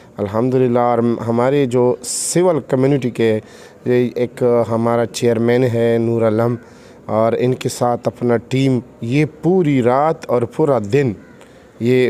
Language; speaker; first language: Urdu; non-native, local second language; Pashto